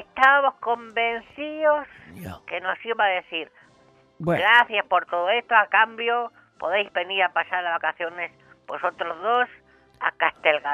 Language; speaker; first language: Spanish; native; Spanish